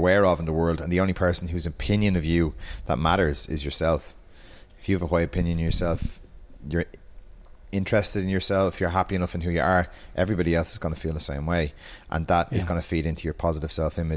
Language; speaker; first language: English; native; English